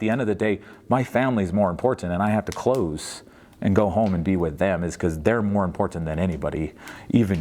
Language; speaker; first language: English; native; English